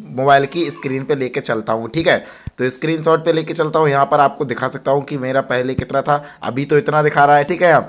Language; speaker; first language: Hindi; native; Hindi